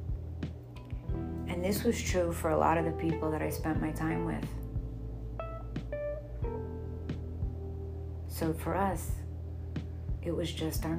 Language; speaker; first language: English; native; English